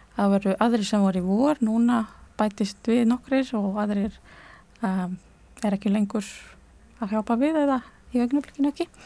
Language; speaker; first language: Icelandic; non-native, fluent; Latvian